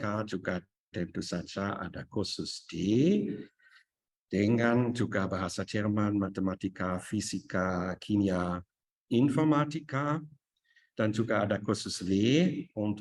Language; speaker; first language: Indonesian; non-native, fluent; German